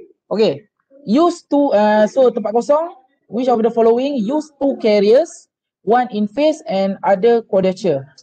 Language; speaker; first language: English; non-native, local second language; Malay